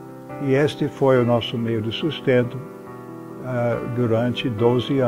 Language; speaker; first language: Portuguese; non-native, fluent; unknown